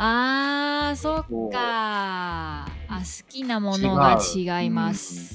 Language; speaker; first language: Japanese; non-native, fluent; Chinese